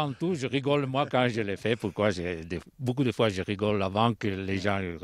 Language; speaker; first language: French; non-native, local second language; Italian